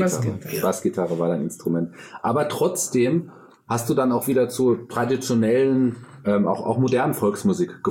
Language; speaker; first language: German; native; German